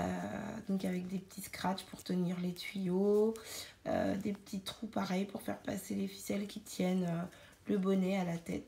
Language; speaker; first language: French; native; French